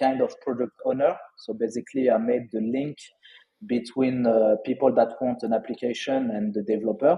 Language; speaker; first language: English; non-native, fluent; French